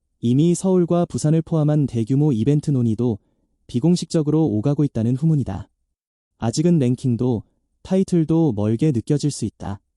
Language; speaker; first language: Korean; native; Korean